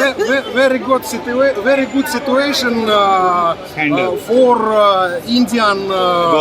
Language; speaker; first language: English; non-native, learner; Russian